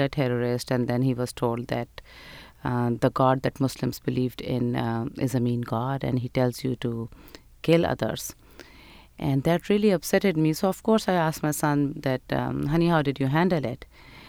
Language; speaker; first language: English; non-native, local second language; Urdu